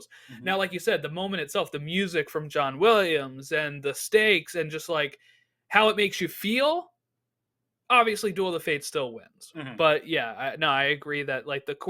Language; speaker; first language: English; native; English